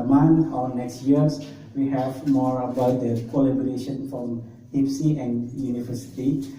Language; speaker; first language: English; non-native, learner; Indonesian